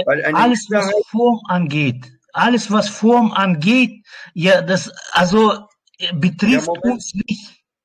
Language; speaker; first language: German; non-native, learner; Russian